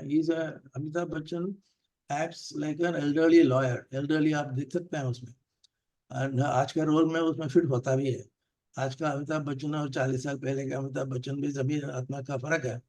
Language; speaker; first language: Hindi; non-native, local second language; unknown